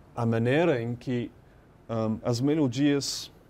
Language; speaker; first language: Portuguese; non-native, learner; English